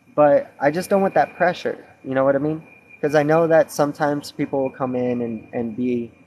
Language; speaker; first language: English; native; English